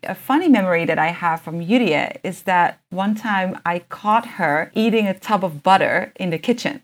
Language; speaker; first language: English; early bilingual, other home language; Japanese